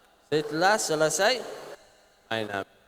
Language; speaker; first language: Indonesian; non-native, learner; Arabic